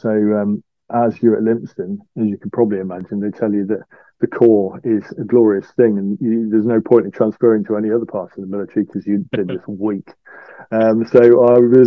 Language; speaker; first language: English; native; English